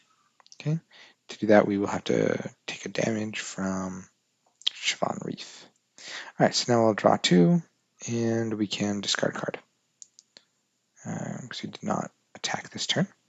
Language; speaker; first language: English; native; English